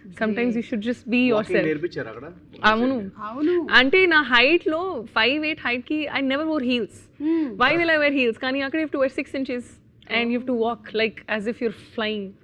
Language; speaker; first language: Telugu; non-native, local second language; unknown